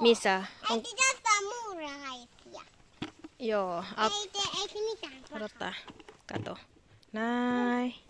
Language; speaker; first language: Finnish; non-native, learner; Thai